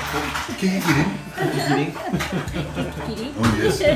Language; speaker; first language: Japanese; non-native, learner; French